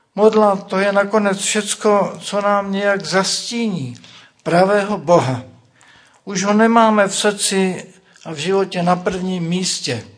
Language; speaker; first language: Czech; native; Czech